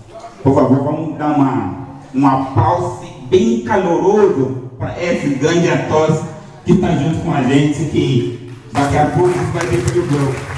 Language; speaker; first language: Portuguese; non-native, learner; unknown